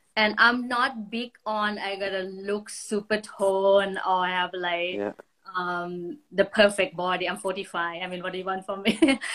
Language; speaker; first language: English; non-native, fluent; Thai